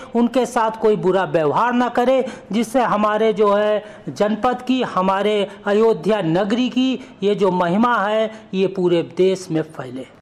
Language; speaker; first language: Hindi; native; Hindi